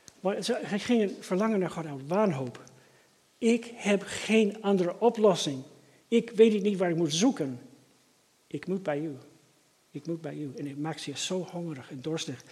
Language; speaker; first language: Dutch; non-native, fluent; English